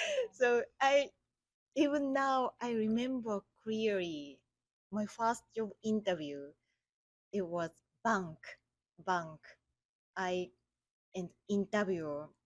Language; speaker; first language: English; non-native, learner; Japanese